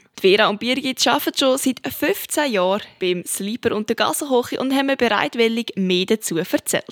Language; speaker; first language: German; native; German